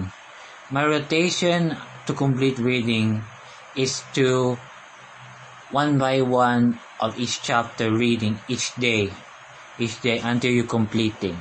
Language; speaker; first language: English; non-native, local second language; Filipino